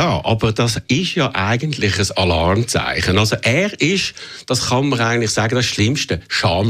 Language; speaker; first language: German; native; German